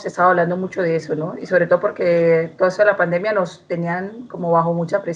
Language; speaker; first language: Spanish; native; Spanish